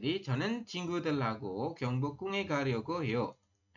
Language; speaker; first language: Korean; non-native, fluent; Indonesian